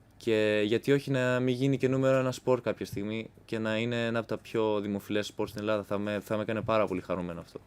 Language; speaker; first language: Greek; native; Greek